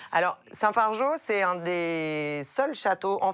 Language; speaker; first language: French; native; French